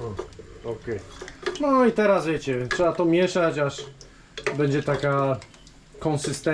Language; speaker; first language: Polish; native; Polish